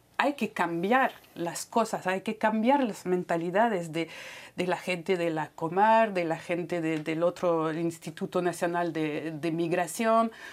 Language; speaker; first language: Spanish; non-native, fluent; French